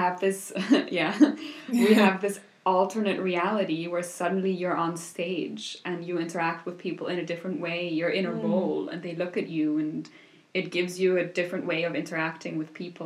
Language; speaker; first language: English; non-native, fluent; German